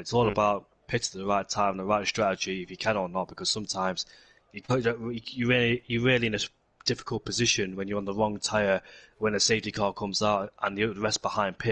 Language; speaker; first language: English; native; English